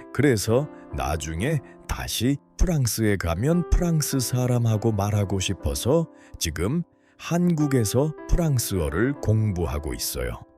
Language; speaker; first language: Korean; non-native, learner; Uzbek